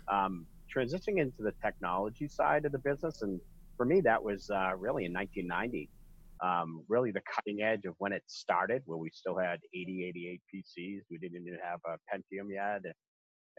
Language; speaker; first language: English; native; English